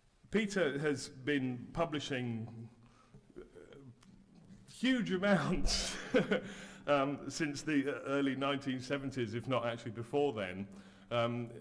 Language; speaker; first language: English; native; English